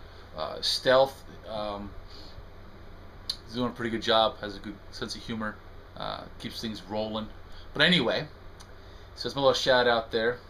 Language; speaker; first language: English; native; English